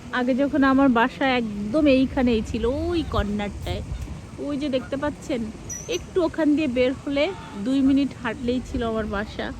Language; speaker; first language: Bangla; native; Bangla